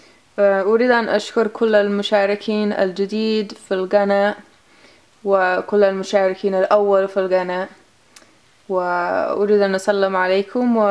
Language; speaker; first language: Arabic; non-native, learner; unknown